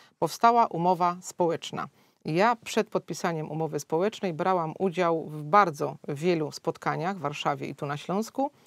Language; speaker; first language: Polish; native; Polish